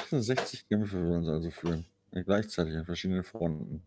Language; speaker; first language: German; native; German